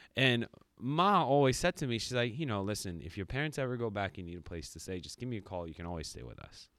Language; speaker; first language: English; early bilingual, other home language; Japanese